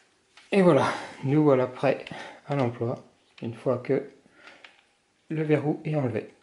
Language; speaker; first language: French; native; French